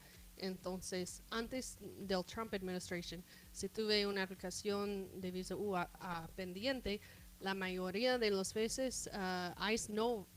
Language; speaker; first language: Spanish; non-native, fluent; English